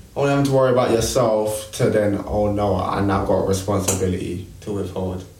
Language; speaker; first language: English; early bilingual, other home language; Krio